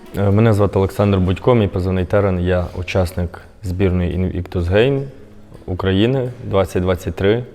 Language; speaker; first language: Ukrainian; native; Ukrainian